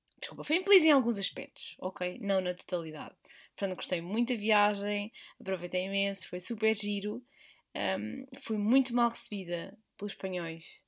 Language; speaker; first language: Portuguese; native; Portuguese